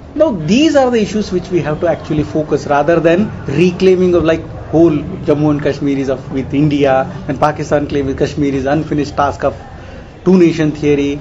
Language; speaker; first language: English; non-native, local second language; Kannada